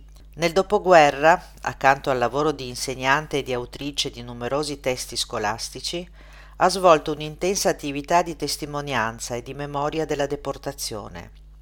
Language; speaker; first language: Italian; native; Italian